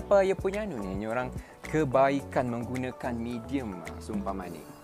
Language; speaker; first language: Malay; native; Malay